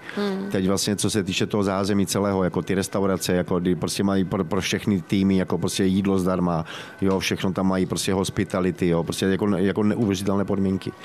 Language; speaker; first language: Czech; native; Czech